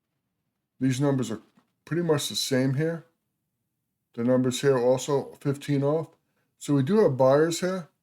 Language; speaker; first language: English; native; English